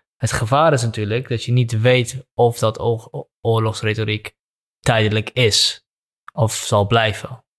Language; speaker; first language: Dutch; native; Dutch